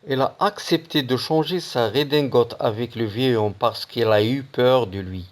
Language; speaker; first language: French; non-native, local second language; Arabic